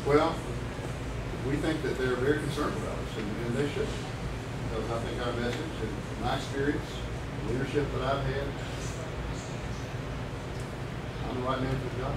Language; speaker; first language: English; native; English